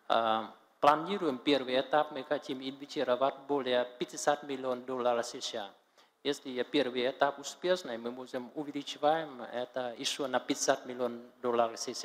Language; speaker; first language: Russian; non-native, learner; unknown